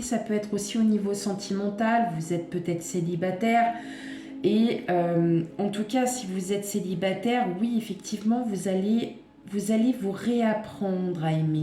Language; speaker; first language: French; native; French